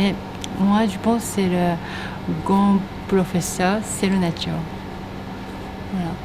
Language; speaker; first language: French; non-native, learner; Japanese